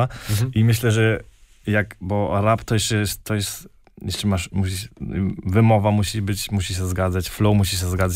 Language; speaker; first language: Polish; early bilingual, heritage; German